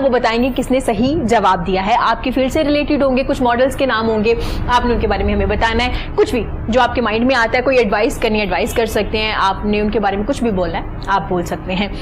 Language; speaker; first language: Urdu; native; Urdu